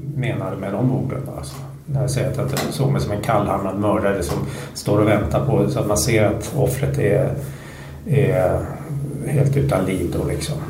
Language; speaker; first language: Swedish; native; Swedish